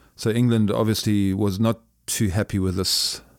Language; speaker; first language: English; native; English